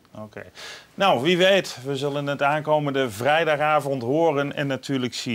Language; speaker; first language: Dutch; native; Dutch